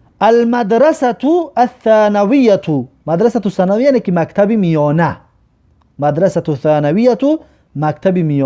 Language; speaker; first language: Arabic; non-native, fluent; Persian